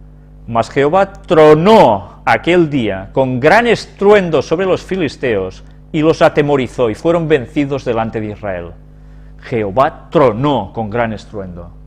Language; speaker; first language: Spanish; native; Spanish